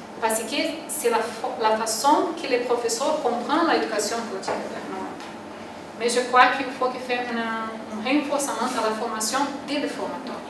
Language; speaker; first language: French; non-native, learner; Portuguese